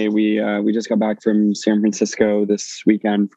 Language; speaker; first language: English; native; English